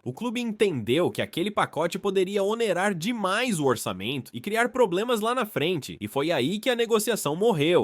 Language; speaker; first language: Portuguese; native; Portuguese